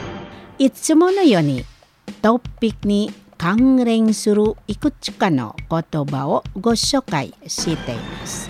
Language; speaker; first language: Japanese; non-native, fluent; Indonesian